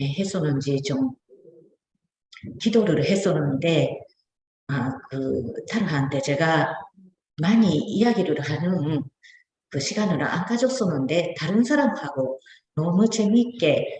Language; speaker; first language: Korean; non-native, fluent; Japanese